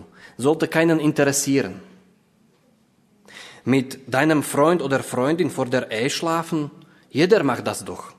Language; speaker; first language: German; non-native, fluent; Slovak